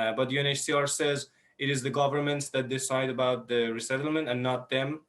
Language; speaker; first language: English; non-native, fluent; Persian